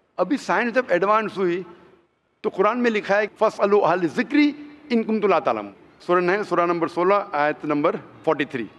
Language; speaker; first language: Hindi; non-native, local second language; Konkani